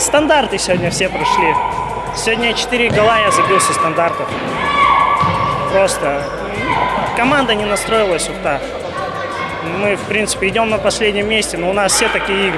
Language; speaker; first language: Russian; native; Russian